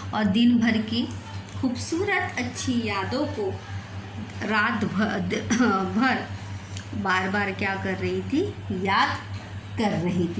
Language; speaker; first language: Hindi; non-native, local second language; Marathi